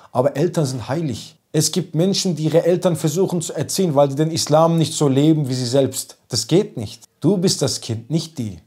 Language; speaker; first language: German; early bilingual, other home language; Turkish